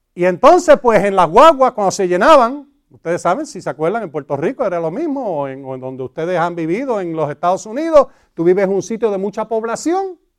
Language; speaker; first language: Spanish; early bilingual, heritage; Spanish